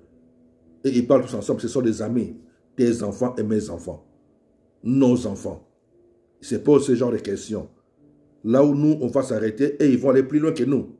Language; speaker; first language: French; non-native, local second language; Lingala